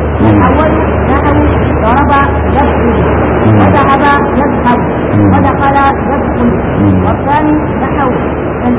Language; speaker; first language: Arabic; non-native, fluent; Hausa